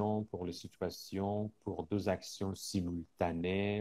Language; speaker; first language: French; non-native, fluent; Persian